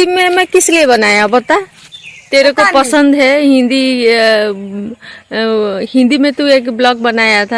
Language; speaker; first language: Hindi; non-native, local second language; Odia